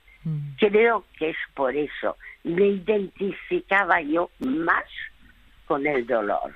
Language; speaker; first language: Spanish; early bilingual, other home language; French